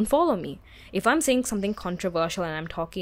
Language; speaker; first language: English; native; English